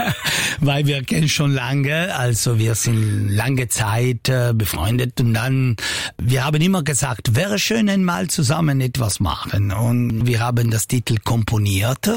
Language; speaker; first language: German; non-native, local second language; Italian